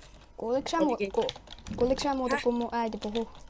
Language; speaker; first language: Finnish; native; Finnish